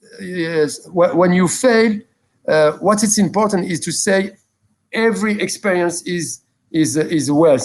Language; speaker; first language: English; non-native, local second language; French